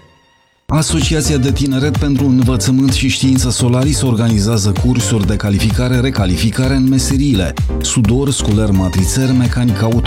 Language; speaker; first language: Romanian; native; Romanian